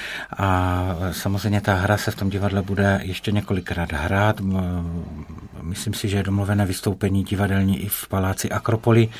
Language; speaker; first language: Czech; native; Czech